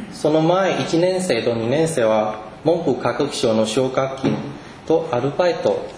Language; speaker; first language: Japanese; non-native, fluent; Chinese